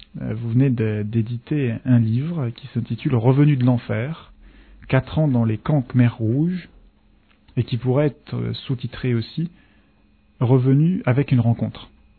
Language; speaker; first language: French; native; French